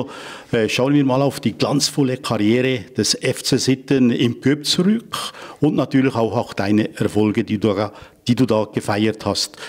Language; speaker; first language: German; native; German